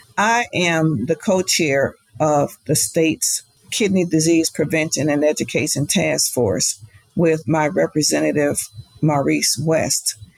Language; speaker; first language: English; native; English